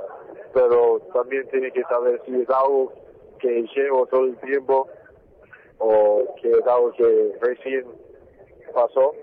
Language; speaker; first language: Spanish; non-native, fluent; English